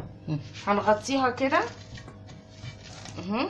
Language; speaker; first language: Arabic; native; Arabic